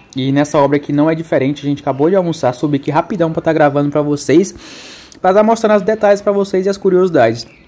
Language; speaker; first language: Portuguese; native; Portuguese